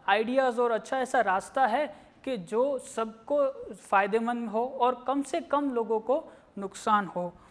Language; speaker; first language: Hindi; non-native, local second language; Gujarati